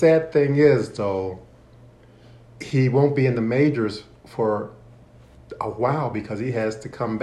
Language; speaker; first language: English; native; English